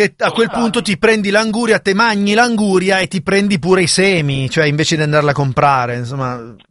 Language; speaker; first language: Italian; native; Italian